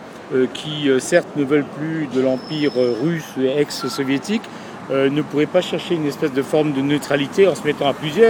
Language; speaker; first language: French; native; French